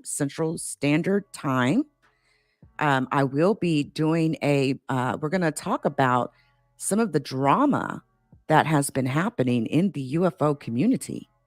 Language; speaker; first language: English; native; English